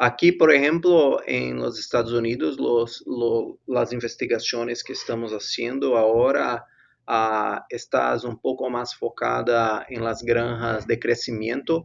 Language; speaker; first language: Spanish; non-native, fluent; Portuguese